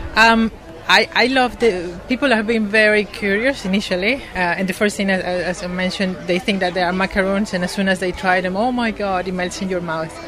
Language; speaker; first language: English; non-native, fluent; Spanish